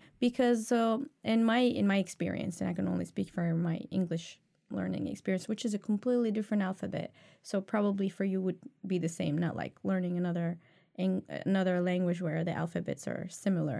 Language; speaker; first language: English; non-native, fluent; Arabic